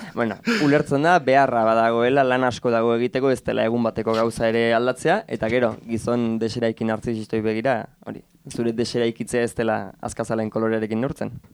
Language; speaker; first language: Basque; native; Basque